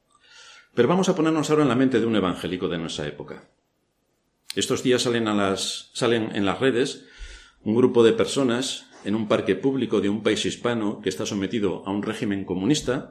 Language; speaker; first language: Spanish; native; Spanish